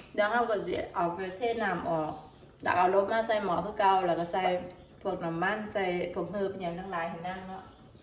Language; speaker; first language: Thai; native; Thai